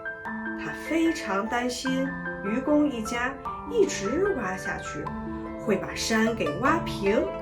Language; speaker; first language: Chinese; native; Chinese